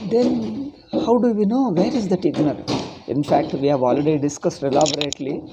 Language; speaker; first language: English; non-native, local second language; Kannada